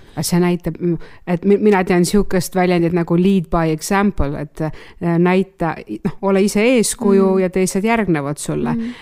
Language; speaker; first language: Estonian; non-native, local second language; Russian